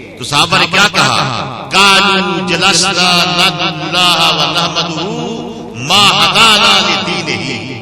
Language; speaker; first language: Urdu; non-native, local second language; Punjabi